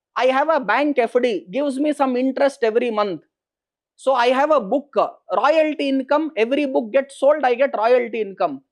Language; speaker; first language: English; non-native, local second language; Kannada